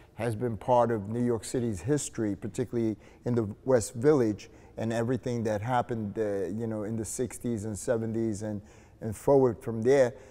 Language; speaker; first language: English; native; English